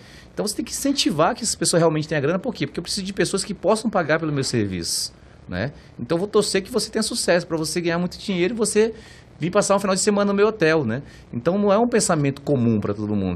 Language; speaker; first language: Portuguese; native; Portuguese